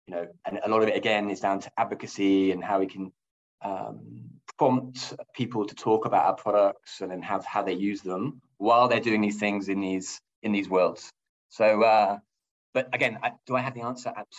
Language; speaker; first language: English; native; English